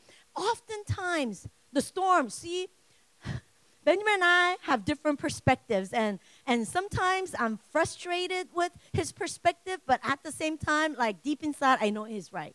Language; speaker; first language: English; native; English